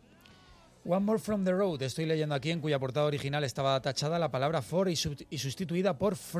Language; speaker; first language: Spanish; native; Spanish